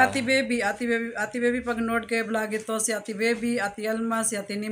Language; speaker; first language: Filipino; non-native, learner; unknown